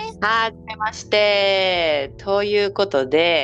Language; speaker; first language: Japanese; native; Japanese